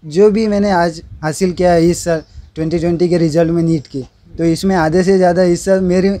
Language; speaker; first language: Hindi; non-native, local second language; Marathi